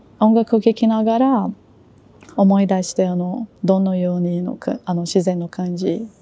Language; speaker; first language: Japanese; non-native, learner; Portuguese